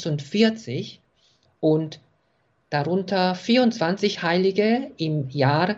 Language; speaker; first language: German; non-native, fluent; Korean